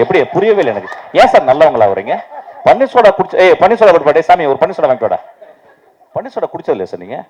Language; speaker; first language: Tamil; native; Tamil